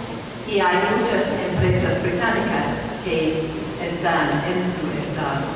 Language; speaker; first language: Spanish; non-native, fluent; English